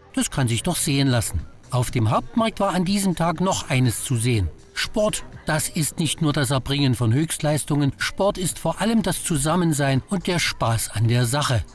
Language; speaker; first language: German; native; German